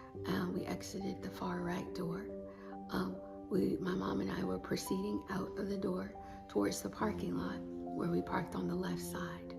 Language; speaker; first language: English; native; English